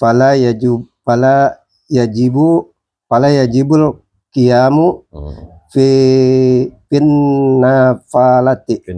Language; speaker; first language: Arabic; non-native, learner; Indonesian